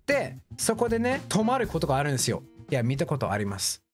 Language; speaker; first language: Japanese; non-native, fluent; English